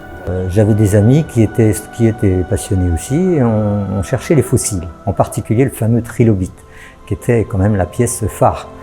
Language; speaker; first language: French; native; French